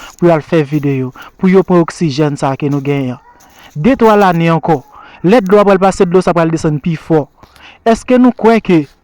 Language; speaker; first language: Haitian Creole; native; Haitian Creole